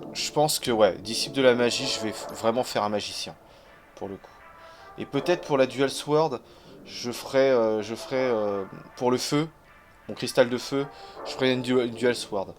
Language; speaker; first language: French; native; French